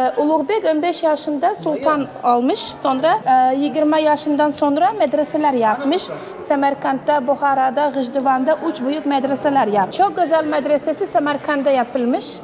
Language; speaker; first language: Turkish; non-native, learner; Uzbek